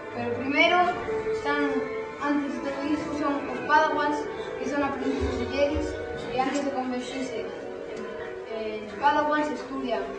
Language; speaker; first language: Galician; non-native, local second language; Spanish